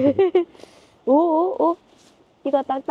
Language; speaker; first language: Korean; non-native, learner; Thai